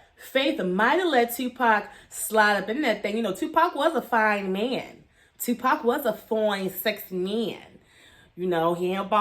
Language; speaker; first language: English; native; English